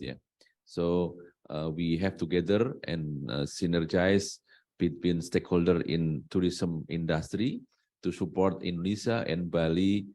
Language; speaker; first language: English; non-native, learner; Indonesian